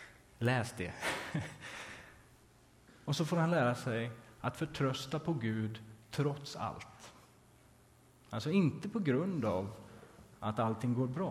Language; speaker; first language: Swedish; native; Swedish